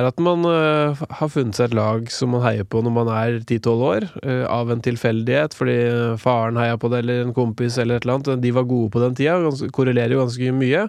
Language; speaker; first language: Norwegian; native; Norwegian